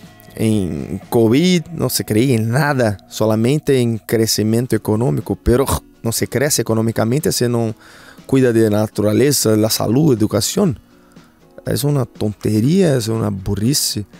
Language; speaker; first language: Spanish; non-native, fluent; Portuguese